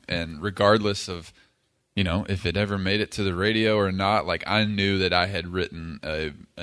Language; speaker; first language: English; native; English